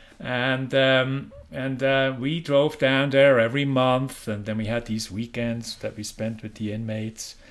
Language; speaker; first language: English; non-native, fluent; German